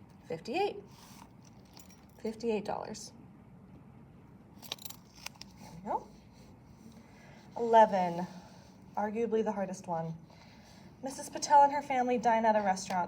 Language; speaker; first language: English; native; English